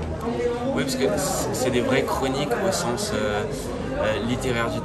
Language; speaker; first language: French; native; French